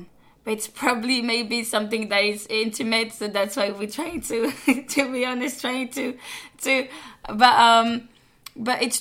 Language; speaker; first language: English; non-native, fluent; French